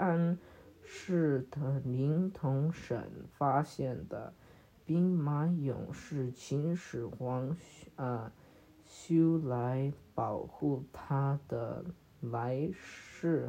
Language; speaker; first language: Chinese; early bilingual, heritage; Chinese